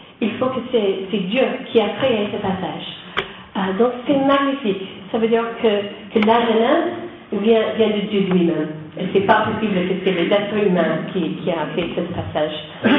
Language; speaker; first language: French; non-native, learner; English